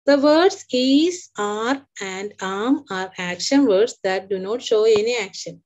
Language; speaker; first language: English; non-native, local second language; Malayalam